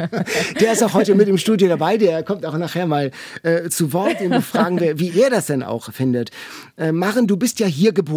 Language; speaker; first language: German; native; German